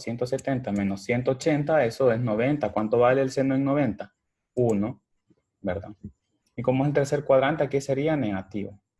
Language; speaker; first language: Spanish; native; Spanish